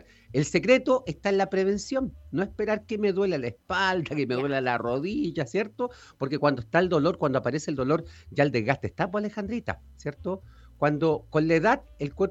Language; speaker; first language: Spanish; native; Spanish